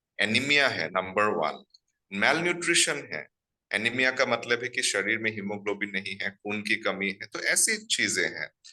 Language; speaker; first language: Hindi; non-native, local second language; Assamese